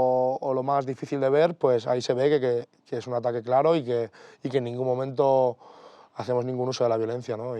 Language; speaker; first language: Spanish; native; Spanish